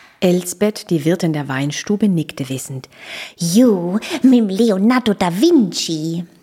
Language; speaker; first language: German; native; German